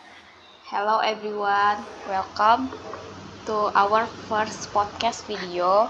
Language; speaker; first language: English; non-native, learner; Indonesian